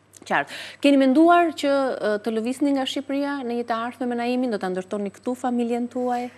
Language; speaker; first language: Albanian; native; Albanian